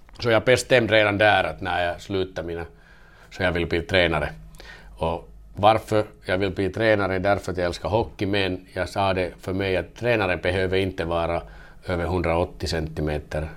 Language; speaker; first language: Swedish; non-native, learner; Finnish